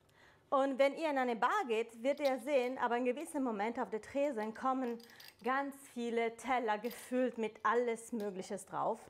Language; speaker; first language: German; non-native, fluent; Italian